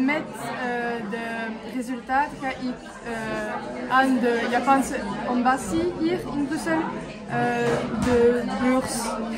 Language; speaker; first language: Dutch; non-native, learner; French